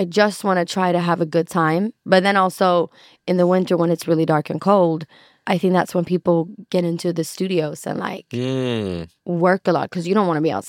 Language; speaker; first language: English; non-native, fluent; Swedish